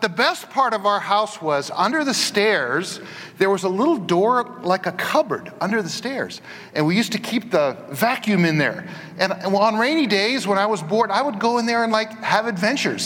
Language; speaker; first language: English; native; English